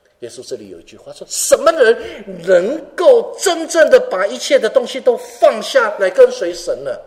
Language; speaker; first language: Chinese; non-native, local second language; Cantonese